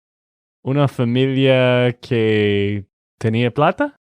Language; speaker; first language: Spanish; non-native, fluent; English